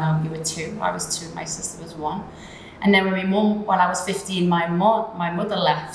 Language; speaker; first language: English; native; English